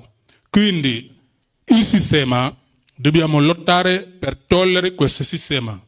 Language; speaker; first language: Italian; non-native, fluent; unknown